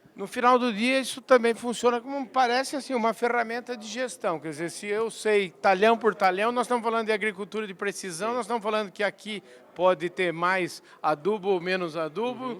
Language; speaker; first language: Portuguese; native; Portuguese